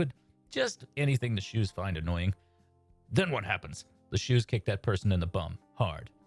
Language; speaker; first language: English; native; English